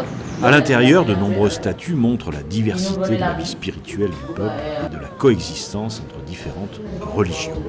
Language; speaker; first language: French; native; French